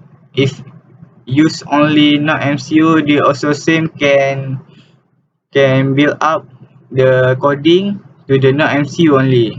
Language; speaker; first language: English; non-native, local second language; Malay